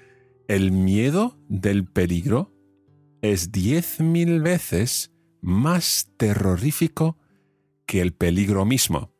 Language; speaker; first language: Spanish; non-native, fluent; English